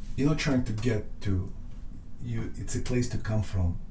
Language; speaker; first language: English; non-native, fluent; Russian